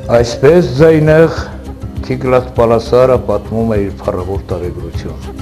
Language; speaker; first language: Armenian; non-native, local second language; Assyrian Neo-Aramaic